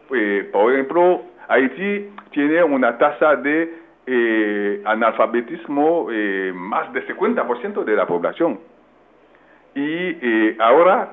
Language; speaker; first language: Spanish; non-native, fluent; French